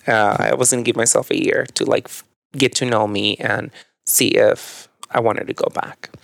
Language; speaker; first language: English; early bilingual, other home language; Spanish